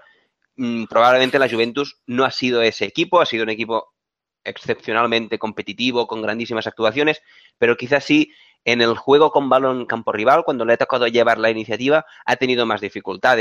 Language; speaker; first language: Spanish; native; Spanish